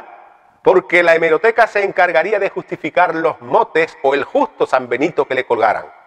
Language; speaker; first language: Spanish; native; Spanish